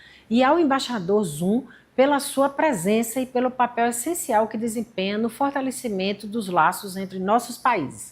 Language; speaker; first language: Portuguese; native; Portuguese